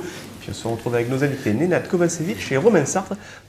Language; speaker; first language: French; native; French